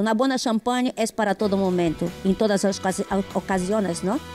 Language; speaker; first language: Portuguese; non-native, learner; Spanish